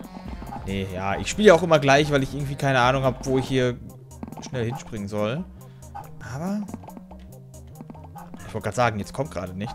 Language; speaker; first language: German; native; German